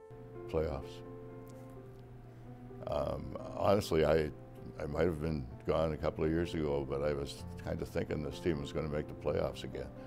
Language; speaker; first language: English; native; English